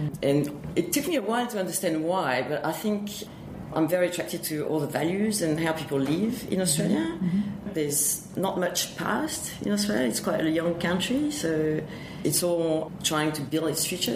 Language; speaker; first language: English; non-native, fluent; French